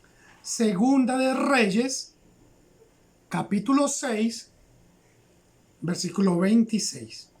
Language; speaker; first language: Spanish; native; Spanish